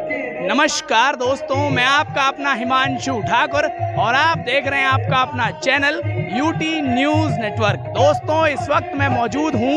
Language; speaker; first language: Hindi; native; Hindi